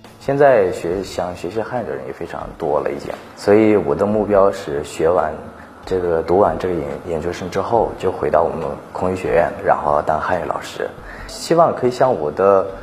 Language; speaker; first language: Chinese; non-native, fluent; Tajik